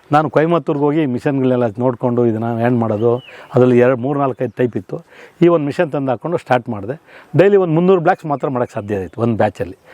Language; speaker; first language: Kannada; native; Kannada